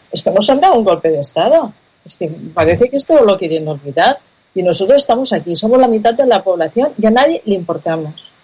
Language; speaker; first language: Spanish; non-native, local second language; Catalan